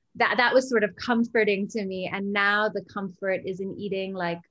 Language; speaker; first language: English; early bilingual, other home language; Gujarati